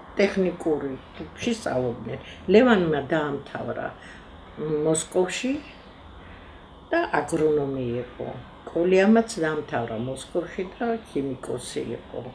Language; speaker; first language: Georgian; native; Georgian